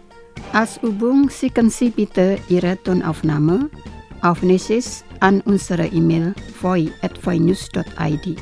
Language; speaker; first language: German; non-native, fluent; Indonesian